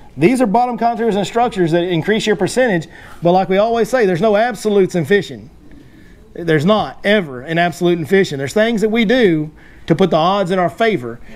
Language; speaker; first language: English; native; English